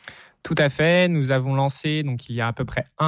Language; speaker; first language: French; native; French